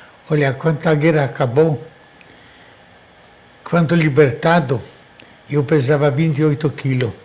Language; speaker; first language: Portuguese; non-native, fluent; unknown